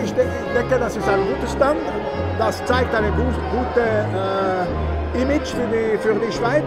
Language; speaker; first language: German; non-native, local second language; French